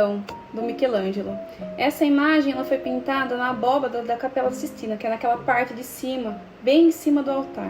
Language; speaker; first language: Portuguese; native; Portuguese